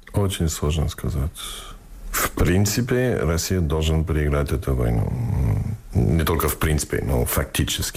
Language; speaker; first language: Russian; non-native, fluent; English